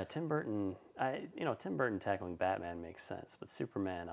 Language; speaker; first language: English; native; English